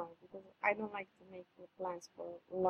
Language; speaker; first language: English; non-native, fluent; Serbian